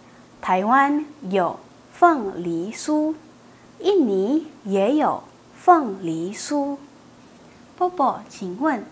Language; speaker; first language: Chinese; non-native, fluent; Indonesian